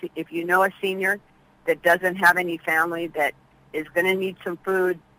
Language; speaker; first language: English; early bilingual, other home language; Spanish